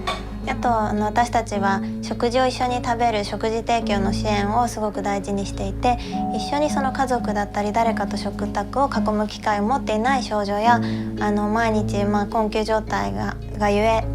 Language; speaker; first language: Japanese; native; Japanese